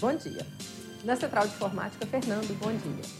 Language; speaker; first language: Portuguese; native; Portuguese